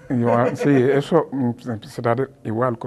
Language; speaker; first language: Spanish; non-native, learner; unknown